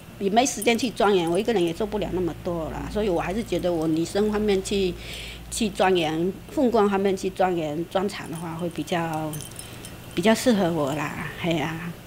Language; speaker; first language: Chinese; native; Chinese